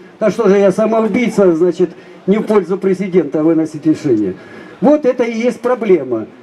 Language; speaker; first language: Russian; native; Russian